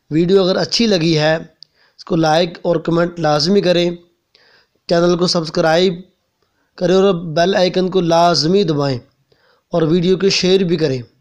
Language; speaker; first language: Urdu; native; Urdu